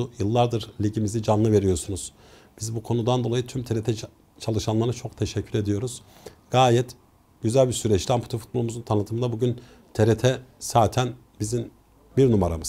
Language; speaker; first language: Turkish; native; Turkish